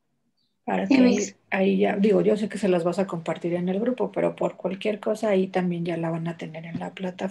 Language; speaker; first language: Spanish; native; Spanish